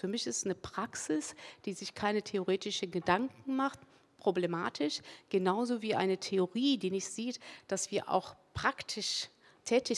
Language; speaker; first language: German; early bilingual, other home language; Spanish